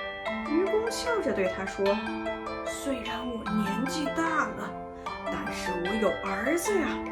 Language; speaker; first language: Chinese; native; Chinese